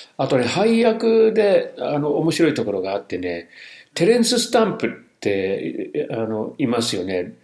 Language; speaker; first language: Japanese; non-native, fluent; English